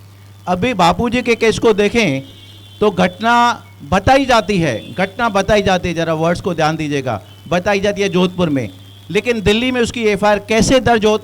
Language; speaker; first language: Hindi; non-native, local second language; Sindhi